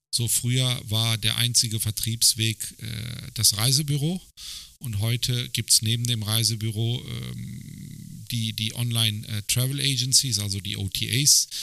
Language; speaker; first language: German; early bilingual, other home language; Turkish